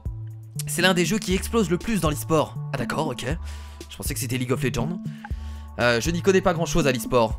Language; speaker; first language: French; native; French